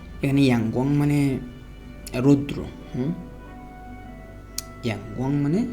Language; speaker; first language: Chinese; non-native, fluent; Bangla